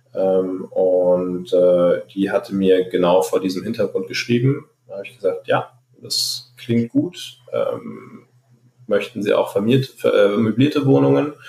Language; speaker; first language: German; non-native, fluent; Arabic